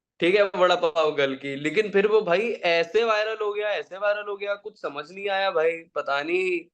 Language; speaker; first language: Hindi; native; Hindi